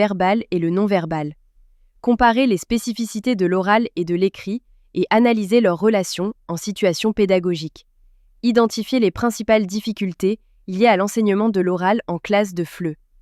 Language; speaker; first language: French; non-native, local second language; Arabic